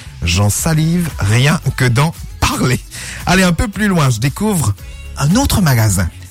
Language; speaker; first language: French; non-native, local second language; Morisyen